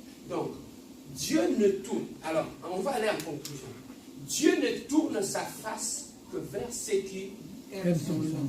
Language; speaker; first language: French; non-native, local second language; Lingala